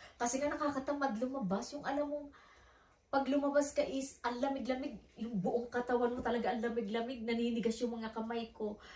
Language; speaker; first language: Filipino; native; Filipino